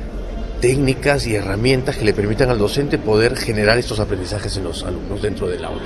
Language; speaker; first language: Spanish; native; Spanish